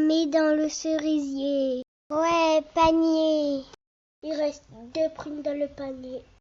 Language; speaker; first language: French; native; French